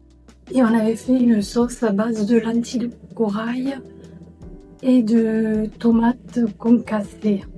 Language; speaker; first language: French; native; French